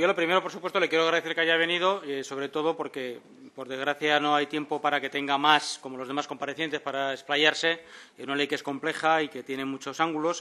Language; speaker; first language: Spanish; native; Spanish